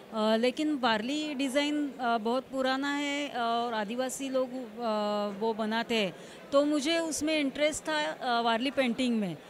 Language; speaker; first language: Hindi; non-native, local second language; Marathi